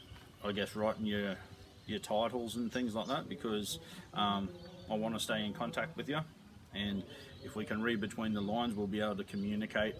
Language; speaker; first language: English; native; English